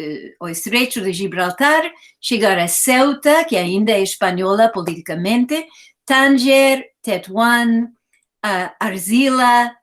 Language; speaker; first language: Portuguese; non-native, fluent; English